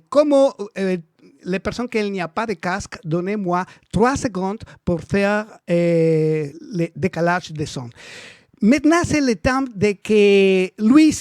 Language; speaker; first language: French; non-native, learner; Spanish